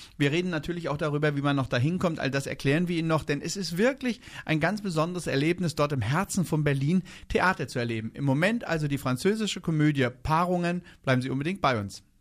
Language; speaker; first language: German; native; German